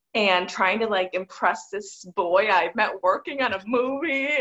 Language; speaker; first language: English; native; English